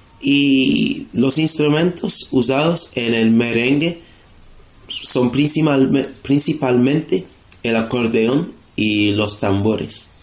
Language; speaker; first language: Spanish; non-native, fluent; English